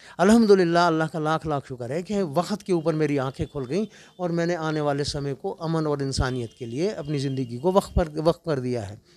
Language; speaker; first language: Urdu; non-native, local second language; Kashmiri